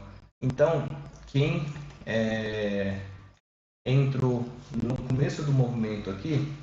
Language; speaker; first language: Portuguese; native; Portuguese